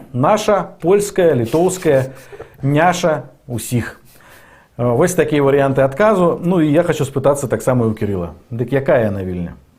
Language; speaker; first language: Belarusian; non-native, local second language; Russian